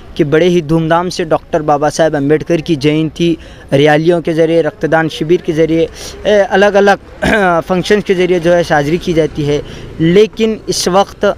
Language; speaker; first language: Hindi; non-native, local second language; Marathi